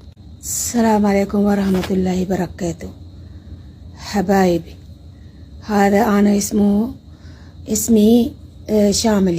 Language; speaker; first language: Arabic; non-native, learner; Sinhala